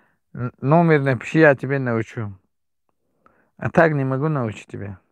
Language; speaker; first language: Russian; non-native, learner; Tajik